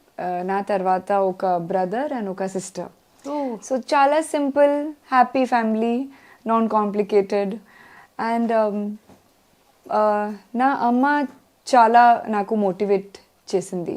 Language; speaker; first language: Telugu; non-native, learner; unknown